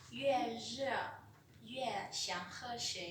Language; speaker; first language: Chinese; non-native, learner; Lao